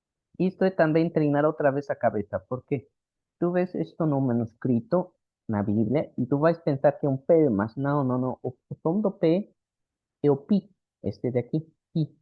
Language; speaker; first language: Spanish; non-native, fluent; Portuguese